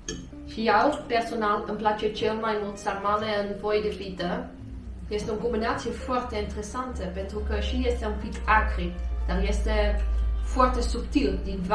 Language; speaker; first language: Romanian; non-native, learner; Dutch